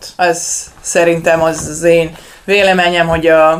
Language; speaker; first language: Hungarian; non-native, learner; Serbian